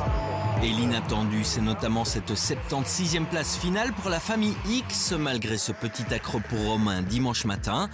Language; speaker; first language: French; native; French